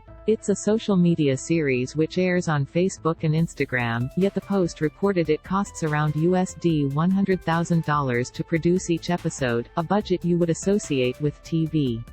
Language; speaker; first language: English; native; English